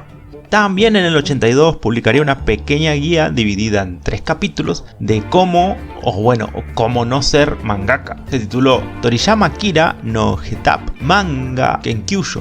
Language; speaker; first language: Spanish; native; Spanish